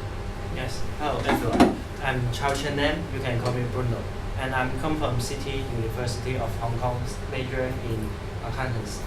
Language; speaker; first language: English; non-native, learner; Cantonese